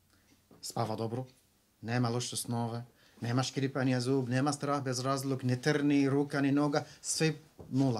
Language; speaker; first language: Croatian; non-native, learner; Arabic